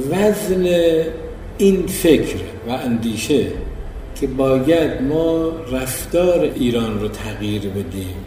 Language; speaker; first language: Persian; native; Persian